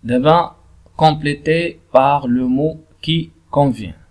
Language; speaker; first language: French; non-native, local second language; Arabic